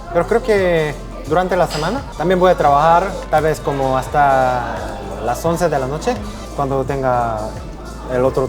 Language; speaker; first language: Spanish; non-native, fluent; Korean